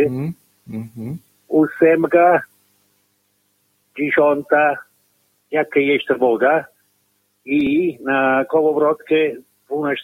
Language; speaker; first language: Polish; non-native, learner; Italian